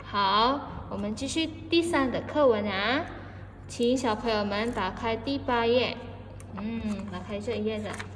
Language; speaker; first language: Chinese; non-native, fluent; Indonesian